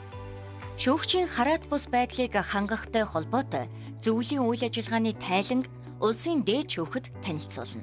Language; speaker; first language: Mongolian; native; Mongolian